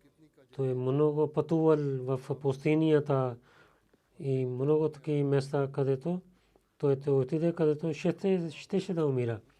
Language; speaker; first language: Bulgarian; non-native, learner; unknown